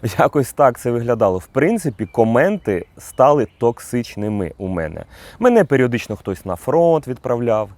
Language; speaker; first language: Ukrainian; native; Ukrainian